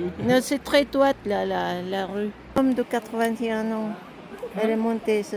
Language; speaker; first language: French; non-native, learner; Filipino